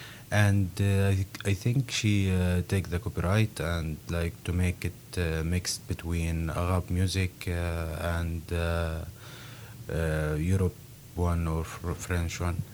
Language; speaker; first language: English; non-native, learner; Arabic